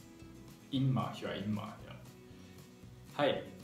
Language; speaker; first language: German; non-native, learner; Japanese